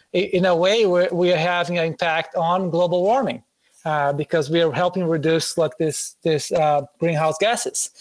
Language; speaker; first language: English; non-native, fluent; Portuguese